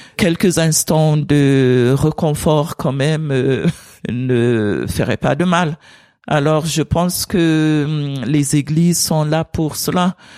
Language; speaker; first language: French; non-native, fluent; English